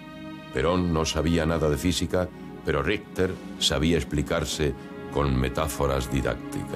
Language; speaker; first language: Spanish; native; Spanish